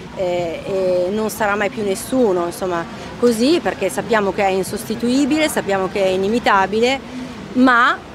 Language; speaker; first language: Italian; native; Italian